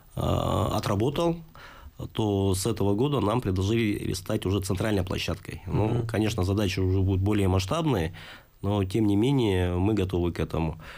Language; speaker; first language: Russian; native; Russian